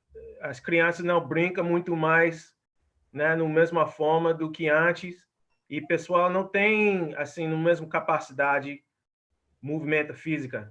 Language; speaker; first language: Portuguese; non-native, fluent; English